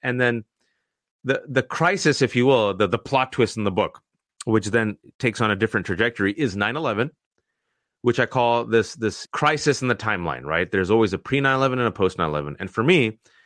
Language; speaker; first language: English; early bilingual, other home language; Urdu